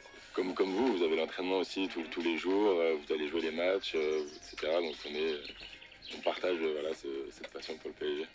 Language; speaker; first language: French; native; French